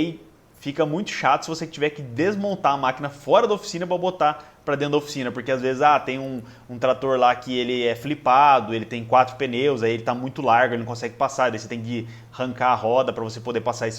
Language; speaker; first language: Portuguese; native; Portuguese